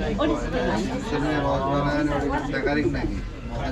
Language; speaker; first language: Korean; non-native, learner; Bangla